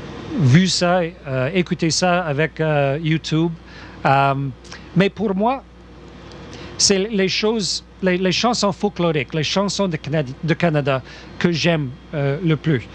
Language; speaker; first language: French; non-native, local second language; English